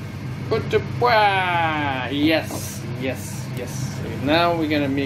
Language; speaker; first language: English; non-native, fluent; Portuguese